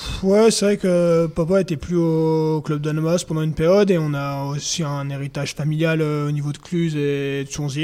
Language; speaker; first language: French; native; French